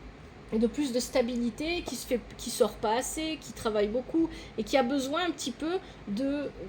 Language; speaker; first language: French; native; French